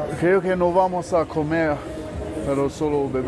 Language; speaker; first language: Spanish; non-native, learner; German